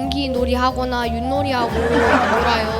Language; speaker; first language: Korean; early bilingual, other home language; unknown